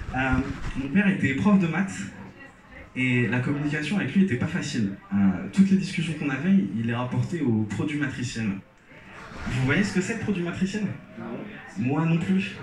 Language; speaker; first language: French; non-native, local second language; Arabic